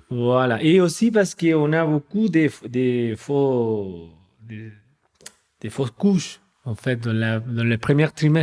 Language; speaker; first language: French; non-native, fluent; Spanish